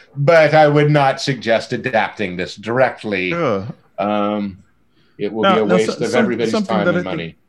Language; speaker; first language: English; native; English